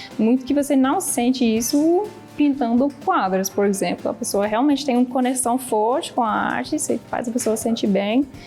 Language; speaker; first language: Portuguese; non-native, fluent; English